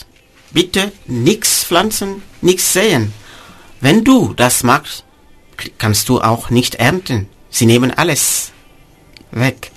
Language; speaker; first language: German; non-native, fluent; Mossi